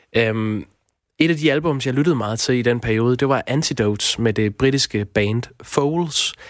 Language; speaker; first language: Danish; native; Danish